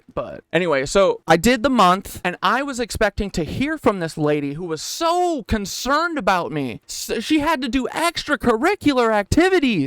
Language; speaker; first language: English; native; English